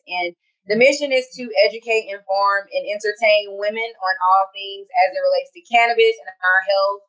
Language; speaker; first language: English; native; English